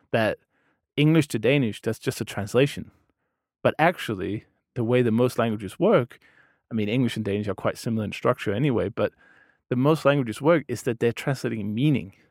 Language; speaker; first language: English; non-native, fluent; Danish